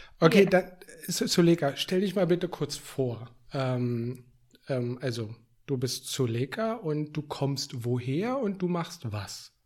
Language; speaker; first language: German; native; German